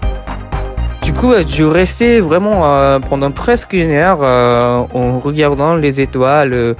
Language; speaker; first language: French; non-native, fluent; Japanese